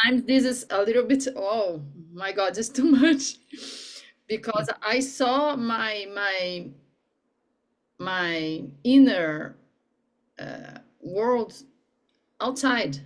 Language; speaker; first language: English; non-native, learner; Portuguese